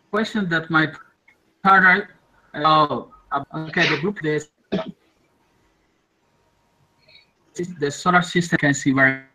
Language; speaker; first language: English; non-native, learner; Spanish